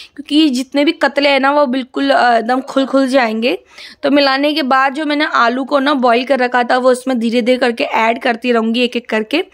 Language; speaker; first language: Hindi; non-native, local second language; Assamese